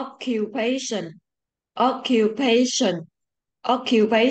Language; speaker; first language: English; non-native, learner; Vietnamese